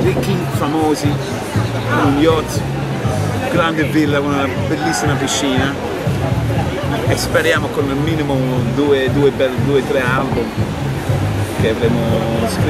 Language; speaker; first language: Italian; non-native, fluent; English